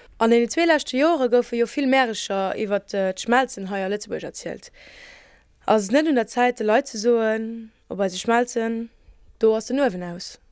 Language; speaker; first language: Luxembourgish; native; Luxembourgish